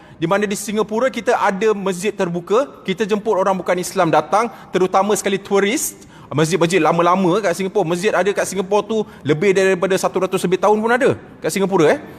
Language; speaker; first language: Malay; native; Malay